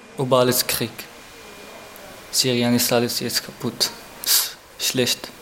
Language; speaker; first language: German; non-native, learner; Arabic